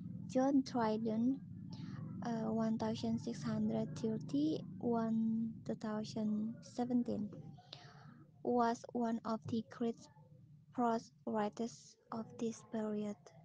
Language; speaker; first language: English; non-native, learner; Indonesian